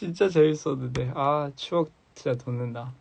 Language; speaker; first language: Korean; early bilingual, heritage; English